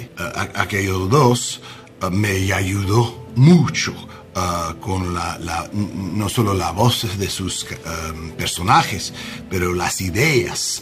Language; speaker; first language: Spanish; non-native, learner; English